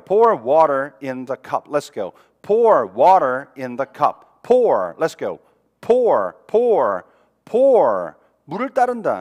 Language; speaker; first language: English; non-native, fluent; Korean